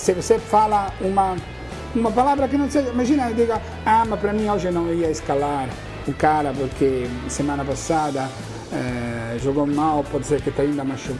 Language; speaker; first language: Portuguese; non-native, fluent; Italian